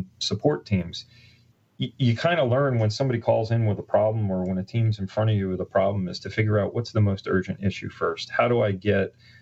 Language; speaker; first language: English; native; English